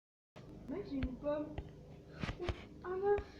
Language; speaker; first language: French; native; French